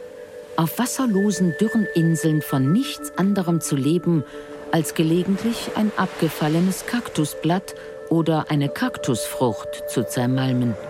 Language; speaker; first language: German; native; German